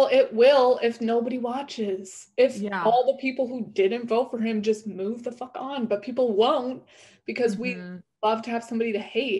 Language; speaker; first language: English; native; English